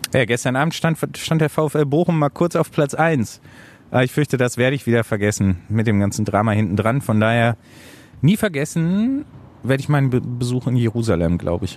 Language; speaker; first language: German; native; German